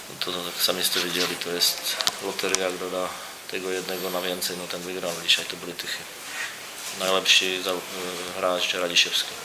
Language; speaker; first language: Polish; non-native, learner; Czech